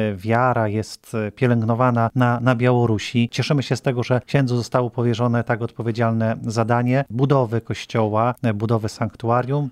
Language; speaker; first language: Polish; native; Polish